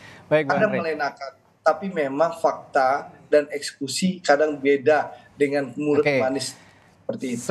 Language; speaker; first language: Indonesian; native; Indonesian